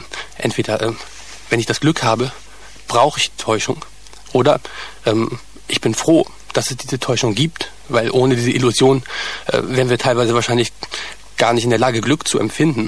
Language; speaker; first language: German; native; German